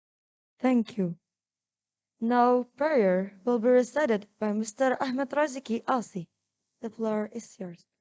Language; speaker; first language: English; non-native, learner; Indonesian